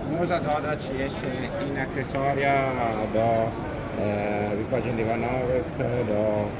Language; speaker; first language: Polish; non-native, learner; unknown